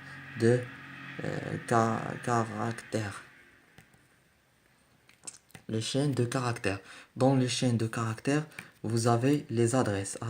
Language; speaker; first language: French; non-native, learner; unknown